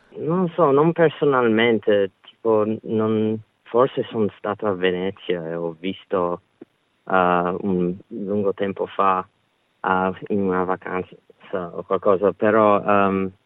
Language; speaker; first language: Italian; early bilingual, heritage; Italian